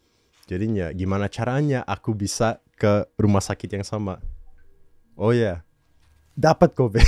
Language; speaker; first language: Indonesian; non-native, local second language; English